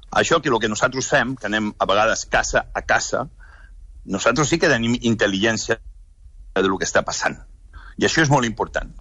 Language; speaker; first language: Catalan; non-native, local second language; Spanish